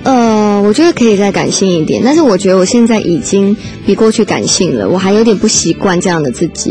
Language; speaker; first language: Chinese; native; Chinese